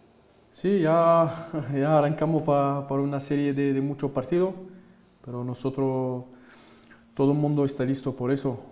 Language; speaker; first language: Spanish; non-native, fluent; French